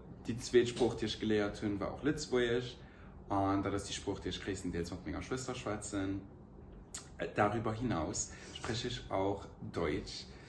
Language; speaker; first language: German; non-native, local second language; Portuguese